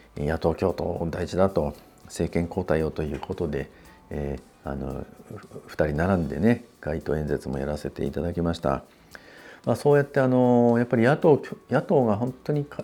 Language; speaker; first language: Japanese; native; Japanese